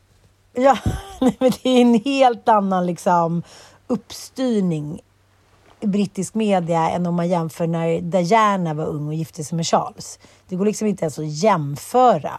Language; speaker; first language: Swedish; native; Swedish